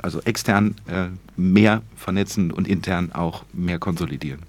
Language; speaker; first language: German; native; German